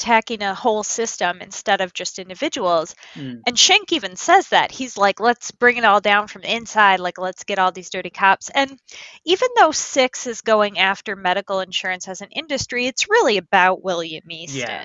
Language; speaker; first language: English; native; English